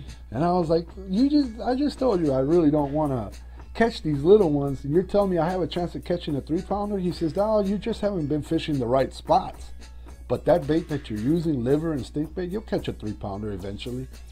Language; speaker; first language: English; early bilingual, other home language; Spanish